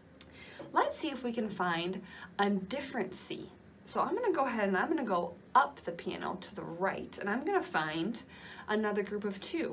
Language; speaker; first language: English; native; English